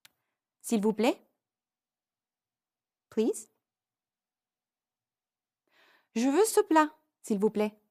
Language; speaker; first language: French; non-native, fluent; English